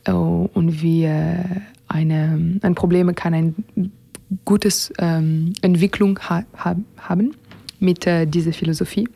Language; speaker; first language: German; non-native, learner; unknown